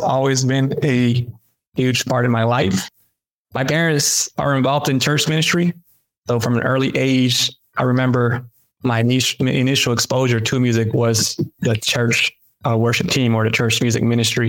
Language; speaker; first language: English; early bilingual, other home language; Spanish